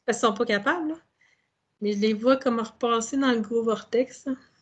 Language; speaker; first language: French; native; French